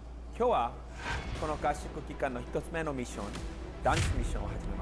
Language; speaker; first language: Japanese; non-native, fluent; Korean